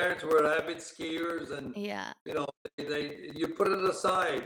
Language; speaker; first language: English; native; English